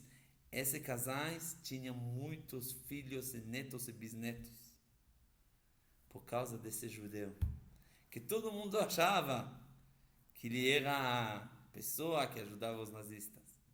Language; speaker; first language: Portuguese; non-native, fluent; Hebrew